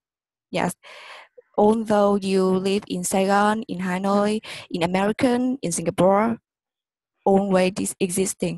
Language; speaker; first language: English; non-native, learner; Vietnamese